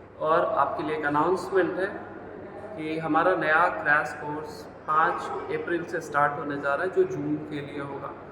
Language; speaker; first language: Hindi; native; Hindi